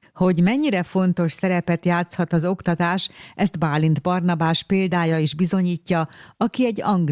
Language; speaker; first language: Hungarian; native; Hungarian